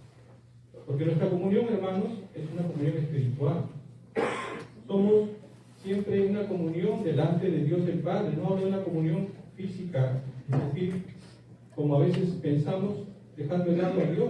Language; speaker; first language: Spanish; native; Spanish